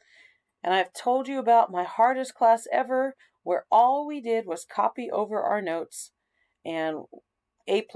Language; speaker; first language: English; native; English